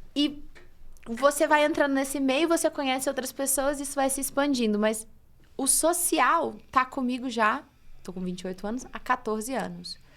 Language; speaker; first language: Portuguese; early bilingual, heritage; English